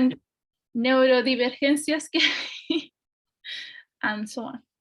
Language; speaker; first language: English; non-native, fluent; Spanish